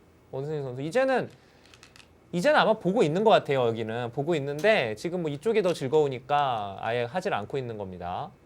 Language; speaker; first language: Korean; native; Korean